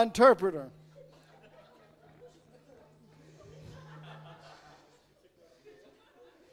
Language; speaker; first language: English; native; English